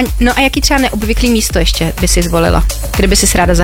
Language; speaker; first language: Czech; native; Czech